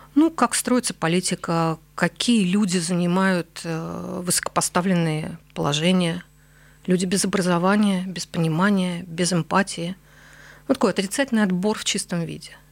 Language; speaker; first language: Russian; native; Russian